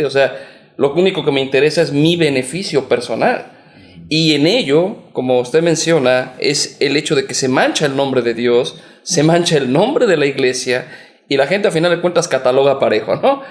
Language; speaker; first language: Spanish; native; Spanish